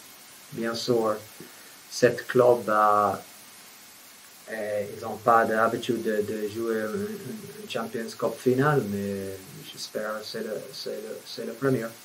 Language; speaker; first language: French; non-native, fluent; English